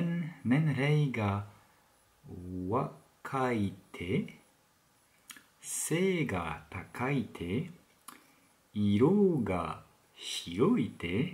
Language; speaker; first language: Japanese; non-native, learner; French